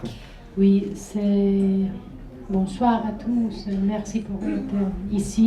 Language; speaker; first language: French; non-native, fluent; Spanish